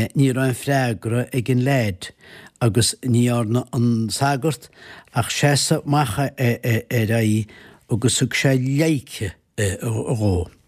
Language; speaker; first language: Irish; native; Irish